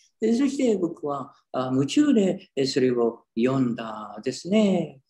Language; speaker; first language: Japanese; native; Japanese